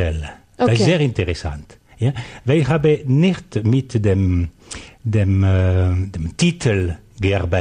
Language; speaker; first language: German; non-native, local second language; French